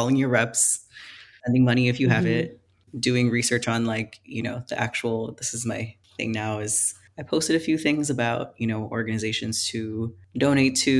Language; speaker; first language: English; non-native, local second language; Filipino